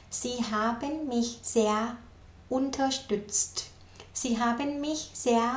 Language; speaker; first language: German; non-native, fluent; Thai